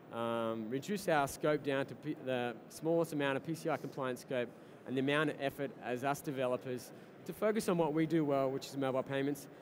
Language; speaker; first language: English; native; English